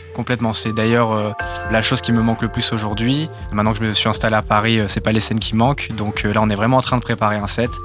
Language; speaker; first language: French; early bilingual, other home language; Serbian